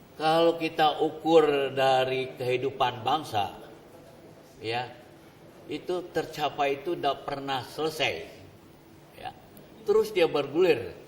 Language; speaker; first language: Indonesian; native; Indonesian